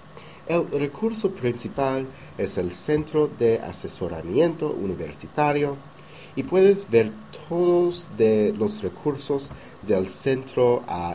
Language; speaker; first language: Spanish; non-native, learner; English